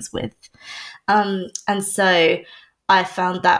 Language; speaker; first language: English; native; English